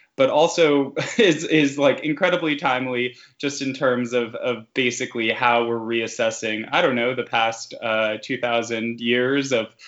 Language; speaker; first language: English; native; English